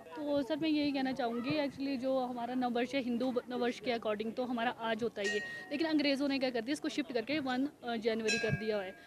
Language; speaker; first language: Hindi; native; Hindi